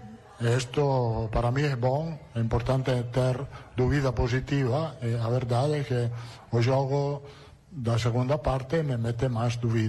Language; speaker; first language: Portuguese; non-native, learner; Italian